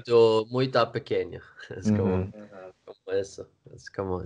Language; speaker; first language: Portuguese; non-native, learner; Swedish